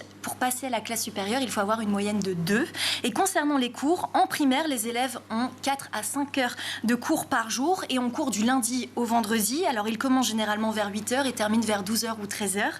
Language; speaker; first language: French; native; French